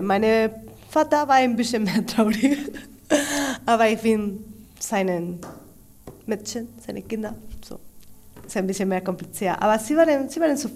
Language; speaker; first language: German; non-native, learner; Spanish